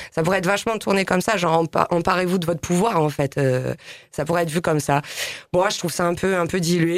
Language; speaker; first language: French; native; French